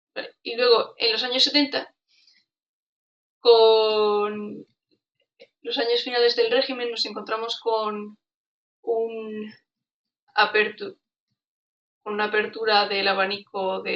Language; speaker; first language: Spanish; native; Spanish